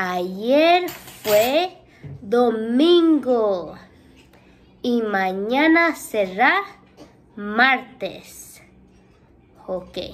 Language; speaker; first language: Spanish; early bilingual, heritage; Spanish